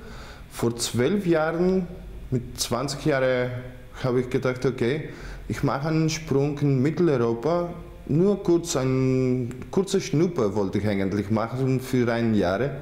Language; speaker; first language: German; non-native, fluent; Greek